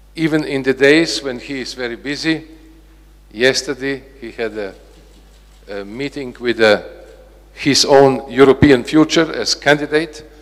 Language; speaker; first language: English; non-native, fluent; Slovenian